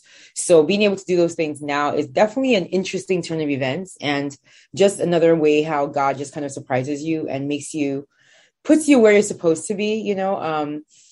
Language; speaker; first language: English; non-native, local second language; Igbo